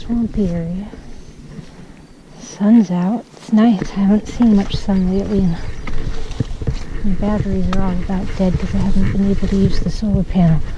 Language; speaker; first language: English; native; English